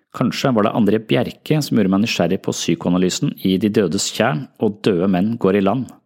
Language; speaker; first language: Norwegian; native; Norwegian